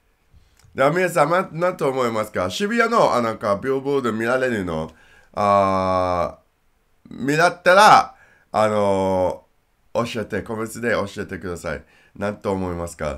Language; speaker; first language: Japanese; non-native, learner; English